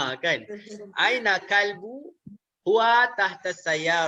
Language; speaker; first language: Arabic; non-native, fluent; Malay